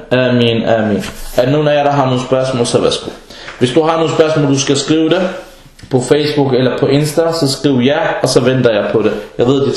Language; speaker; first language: Danish; early bilingual, other home language; Arabic